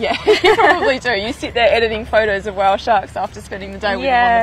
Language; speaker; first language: English; native; English